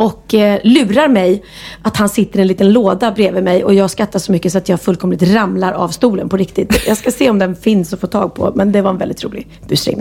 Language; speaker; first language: Swedish; native; Swedish